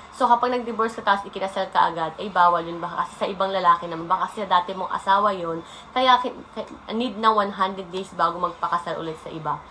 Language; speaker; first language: Filipino; native; Filipino